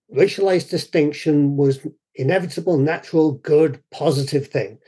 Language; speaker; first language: English; native; English